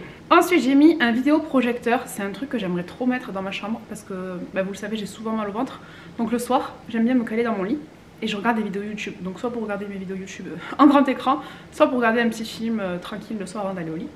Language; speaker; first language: French; native; French